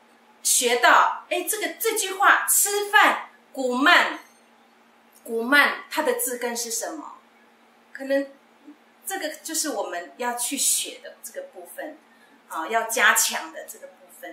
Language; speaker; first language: Chinese; non-native, local second language; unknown